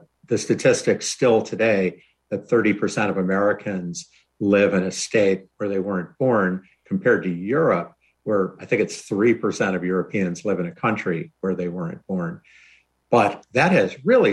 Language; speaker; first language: English; native; English